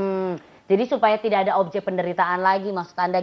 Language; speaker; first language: Indonesian; native; Indonesian